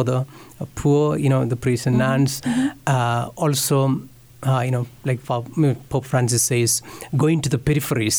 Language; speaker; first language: English; non-native, local second language; Malayalam